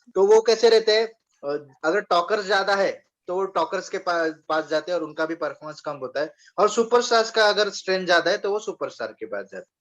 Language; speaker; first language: Hindi; non-native, local second language; Marathi